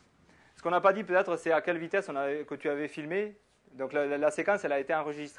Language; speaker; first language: French; native; French